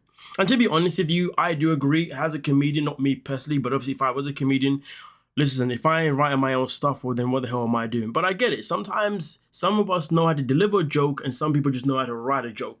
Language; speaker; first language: English; native; English